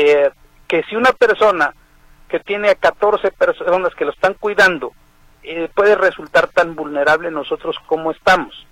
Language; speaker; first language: Spanish; native; Spanish